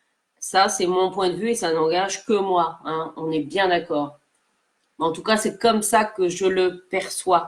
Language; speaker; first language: French; native; French